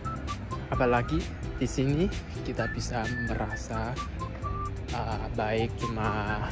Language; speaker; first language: Indonesian; non-native, fluent; Chinese